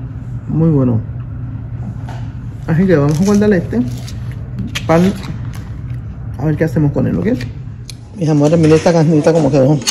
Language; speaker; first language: Spanish; native; Spanish